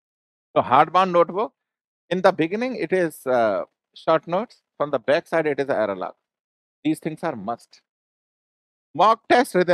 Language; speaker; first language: English; non-native, local second language; Hindi